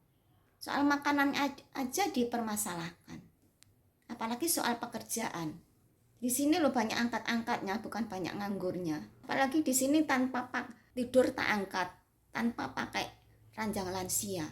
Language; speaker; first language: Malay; non-native, local second language; Javanese